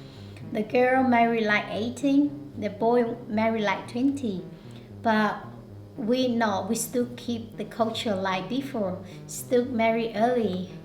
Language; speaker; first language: English; non-native, learner; Hmong